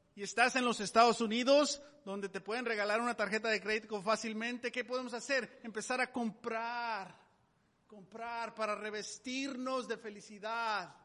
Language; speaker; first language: Spanish; native; Spanish